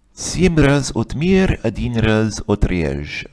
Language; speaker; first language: Russian; non-native, learner; English